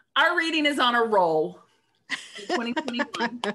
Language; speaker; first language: English; native; English